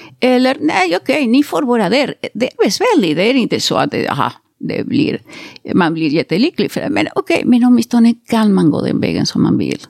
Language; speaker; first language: Swedish; non-native, fluent; Spanish